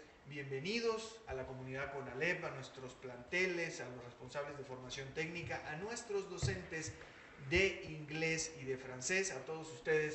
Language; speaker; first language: Spanish; native; Spanish